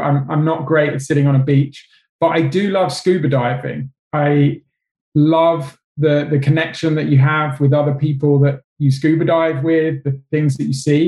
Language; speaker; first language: English; native; English